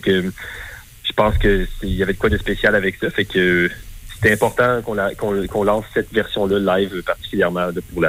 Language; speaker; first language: French; native; French